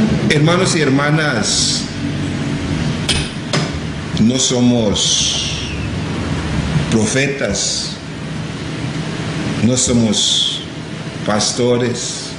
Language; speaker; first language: Spanish; non-native, local second language; English